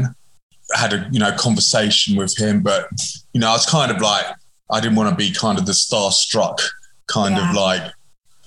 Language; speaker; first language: English; native; English